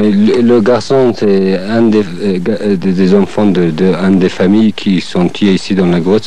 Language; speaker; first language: French; non-native, fluent; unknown